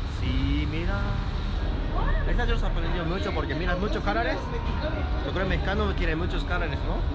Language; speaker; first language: Spanish; non-native, learner; Japanese